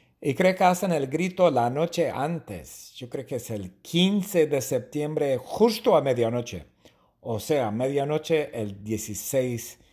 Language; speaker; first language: Spanish; non-native, fluent; English